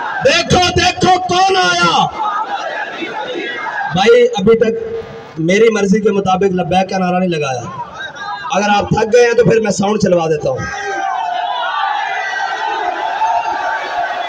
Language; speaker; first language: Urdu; non-native, local second language; Punjabi